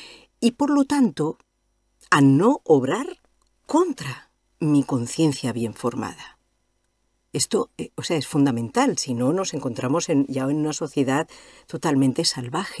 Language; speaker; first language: Spanish; native; Spanish